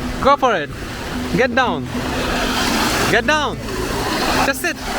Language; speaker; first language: English; non-native, local second language; Hindi